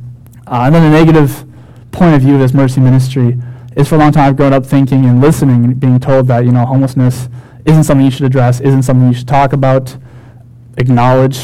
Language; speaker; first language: English; native; English